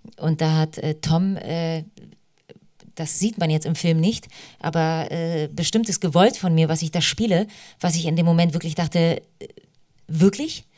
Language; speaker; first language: German; early bilingual, other home language; Polish